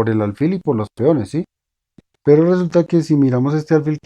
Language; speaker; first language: Spanish; native; Spanish